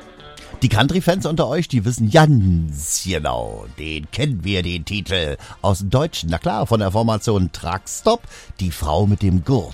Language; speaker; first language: German; native; German